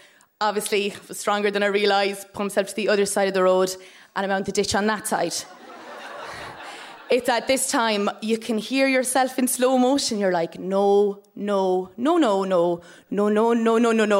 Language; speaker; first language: English; native; English